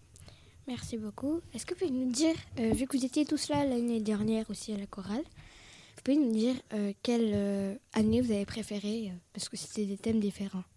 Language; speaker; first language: French; native; French